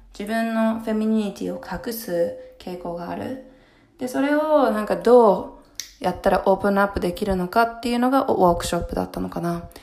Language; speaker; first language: Japanese; early bilingual, heritage; Japanese